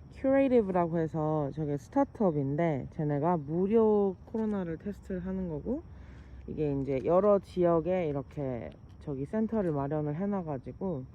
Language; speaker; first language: Korean; native; Korean